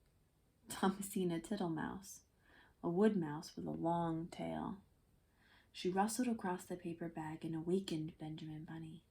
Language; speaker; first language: English; native; English